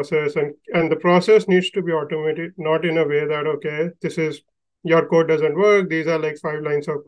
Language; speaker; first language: English; non-native, local second language; Hindi